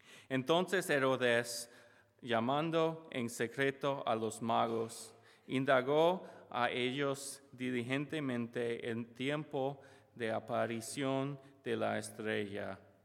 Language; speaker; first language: Spanish; non-native, fluent; English